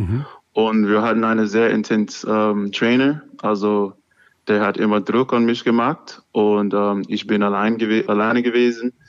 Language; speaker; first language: German; non-native, learner; English